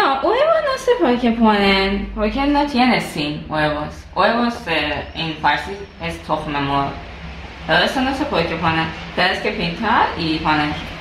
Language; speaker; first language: Spanish; non-native, learner; Persian